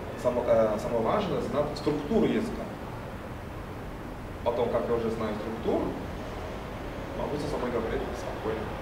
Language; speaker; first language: Russian; non-native, fluent; Portuguese